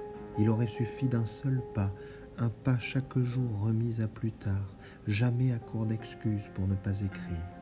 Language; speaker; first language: French; native; French